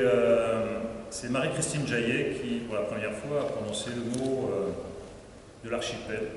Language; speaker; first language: French; native; French